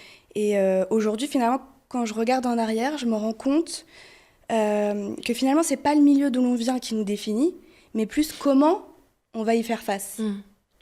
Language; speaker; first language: French; early bilingual, other home language; Portuguese